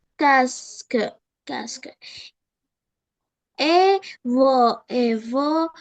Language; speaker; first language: French; non-native, learner; Arabic